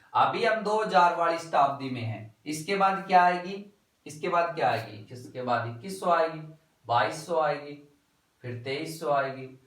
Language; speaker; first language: Hindi; native; Hindi